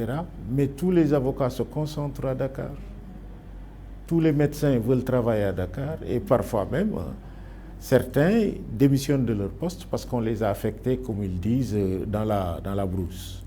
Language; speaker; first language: French; non-native, local second language; Wolof